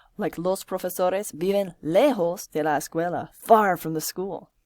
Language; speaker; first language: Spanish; non-native, fluent; English